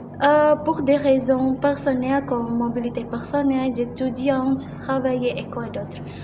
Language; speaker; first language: French; non-native, learner; Indonesian